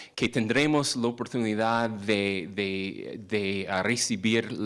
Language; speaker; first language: Spanish; non-native, fluent; English